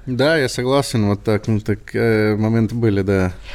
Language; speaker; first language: Russian; non-native, learner; English